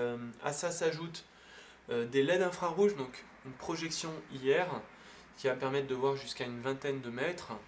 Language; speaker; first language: French; native; French